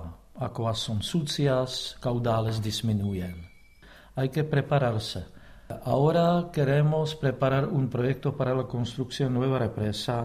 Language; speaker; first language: Spanish; non-native, fluent; Czech